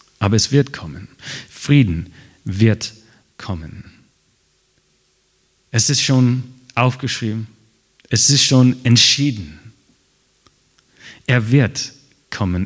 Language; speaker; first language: German; non-native, fluent; English